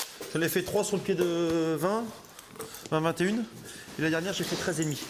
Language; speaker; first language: French; native; French